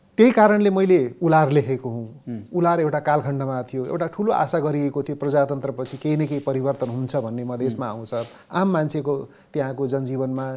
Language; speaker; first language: Nepali; native; Nepali